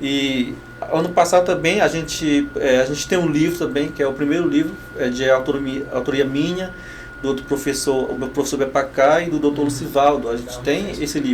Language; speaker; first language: Portuguese; non-native, local second language; Kayapó